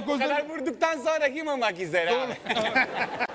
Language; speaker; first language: Turkish; non-native, fluent; Italian